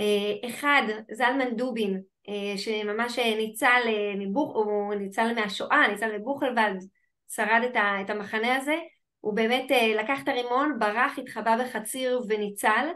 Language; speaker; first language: Hebrew; native; Hebrew